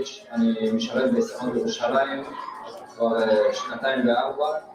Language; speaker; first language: Hebrew; non-native, fluent; Russian